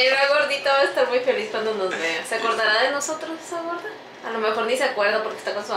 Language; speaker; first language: Spanish; native; Spanish